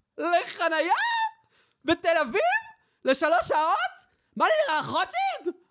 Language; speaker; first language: Hebrew; native; Hebrew